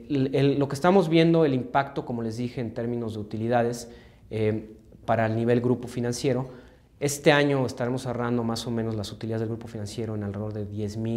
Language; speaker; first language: Spanish; native; Spanish